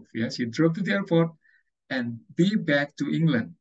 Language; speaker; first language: English; non-native, fluent; Indonesian